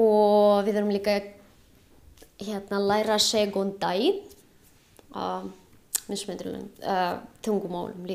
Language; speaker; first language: Icelandic; non-native, learner; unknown